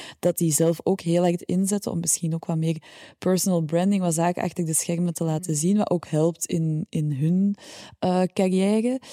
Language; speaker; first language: Dutch; native; Dutch